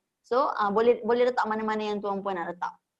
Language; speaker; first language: Malay; native; Malay